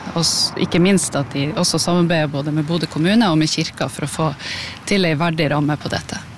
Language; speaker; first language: Norwegian; native; Norwegian